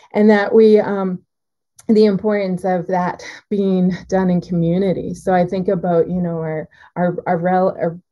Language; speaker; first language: English; native; English